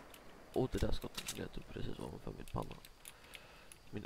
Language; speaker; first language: Swedish; native; Swedish